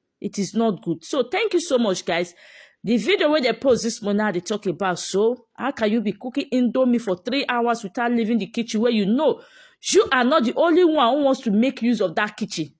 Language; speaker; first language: Nigerian Pidgin; native; Nigerian Pidgin